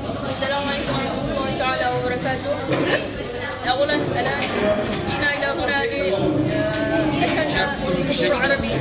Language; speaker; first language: Arabic; non-native, learner; Turkish